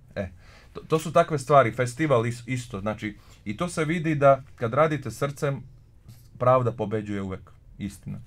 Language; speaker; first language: Croatian; non-native, local second language; Slovak